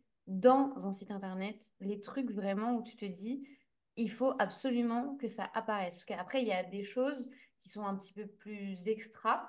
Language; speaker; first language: French; native; French